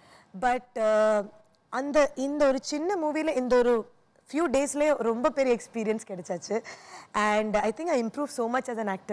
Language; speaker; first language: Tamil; non-native, fluent; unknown